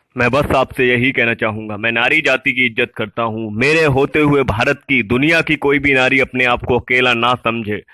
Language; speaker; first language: Hindi; native; Hindi